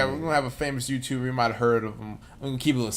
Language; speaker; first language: English; native; English